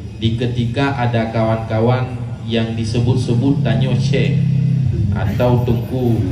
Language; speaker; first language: Malay; non-native, local second language; Achinese